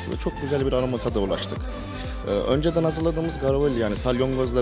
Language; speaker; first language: Turkish; native; Turkish